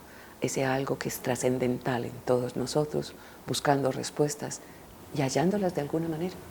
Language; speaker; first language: Spanish; native; Spanish